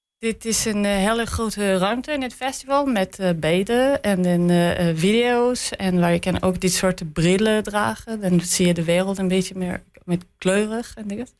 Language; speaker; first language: Dutch; non-native, learner; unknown